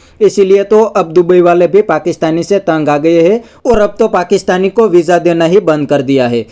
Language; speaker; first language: Hindi; native; Hindi